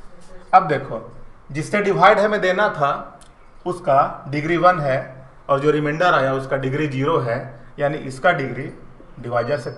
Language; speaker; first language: Hindi; native; Hindi